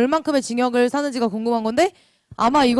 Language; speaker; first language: Korean; native; Korean